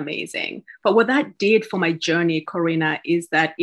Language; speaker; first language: English; non-native, local second language; Gusii